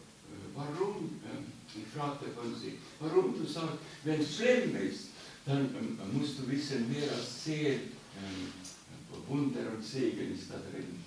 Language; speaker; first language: German; non-native, learner; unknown